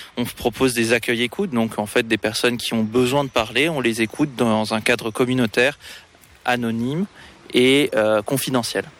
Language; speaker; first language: French; native; French